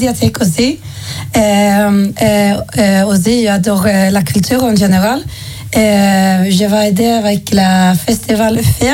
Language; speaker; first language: French; non-native, learner; Swedish